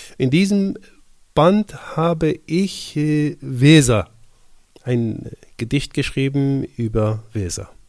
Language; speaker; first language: German; non-native, fluent; Persian